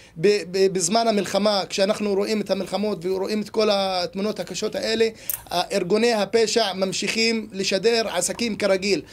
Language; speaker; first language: Hebrew; non-native, local second language; Arabic